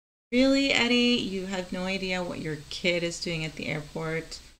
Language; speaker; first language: English; non-native, fluent; Spanish